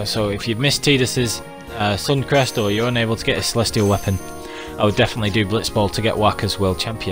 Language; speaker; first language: English; native; English